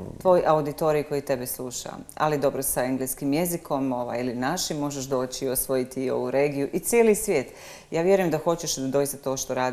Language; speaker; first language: Serbian; native; Serbian